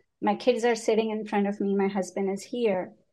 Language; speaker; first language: English; non-native, local second language; Hindi